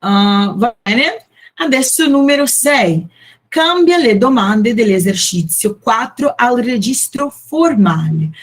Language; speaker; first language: Italian; non-native, fluent; Portuguese